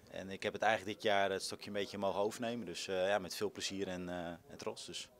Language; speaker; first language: Dutch; native; Dutch